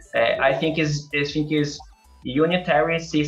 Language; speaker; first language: English; non-native, learner; Portuguese